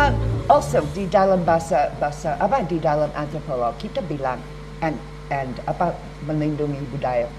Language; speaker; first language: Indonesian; non-native, learner; English